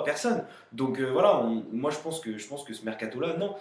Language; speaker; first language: French; native; French